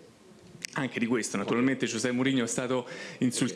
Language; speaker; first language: Italian; native; Italian